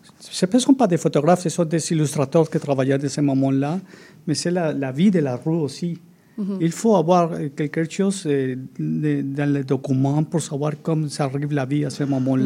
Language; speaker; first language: French; non-native, fluent; Spanish